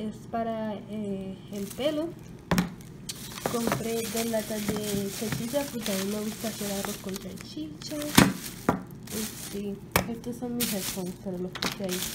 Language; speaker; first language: Spanish; native; Spanish